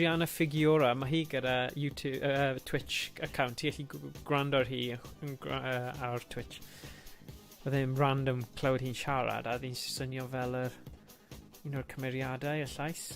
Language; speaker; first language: Welsh; non-native, local second language; English